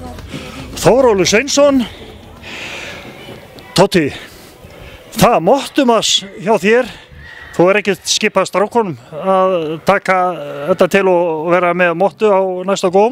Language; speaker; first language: Icelandic; native; Icelandic